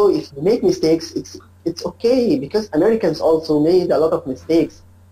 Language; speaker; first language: English; non-native, learner; Arabic